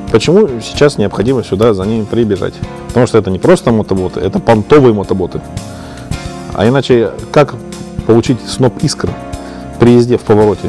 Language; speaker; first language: Russian; native; Russian